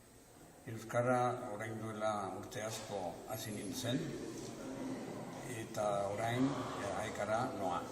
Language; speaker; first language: Basque; non-native, local second language; Spanish